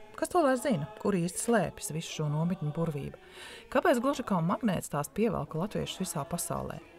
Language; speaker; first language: Latvian; native; Latvian